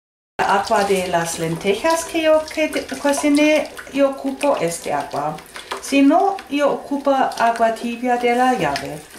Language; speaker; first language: Spanish; non-native, learner; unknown